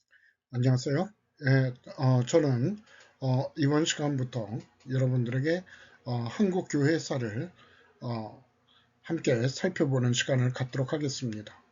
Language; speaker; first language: Korean; native; Korean